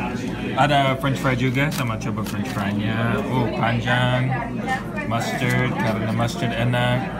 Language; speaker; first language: Indonesian; non-native, fluent; English